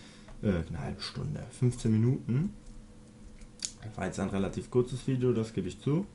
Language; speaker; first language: German; native; German